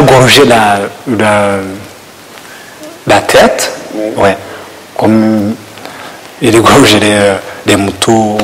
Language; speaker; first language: French; non-native, learner; Kinyarwanda